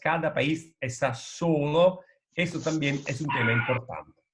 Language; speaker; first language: Spanish; non-native, fluent; Italian